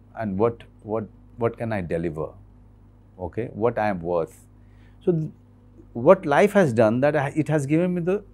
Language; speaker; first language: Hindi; native; Hindi